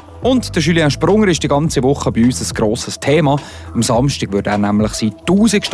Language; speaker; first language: German; native; German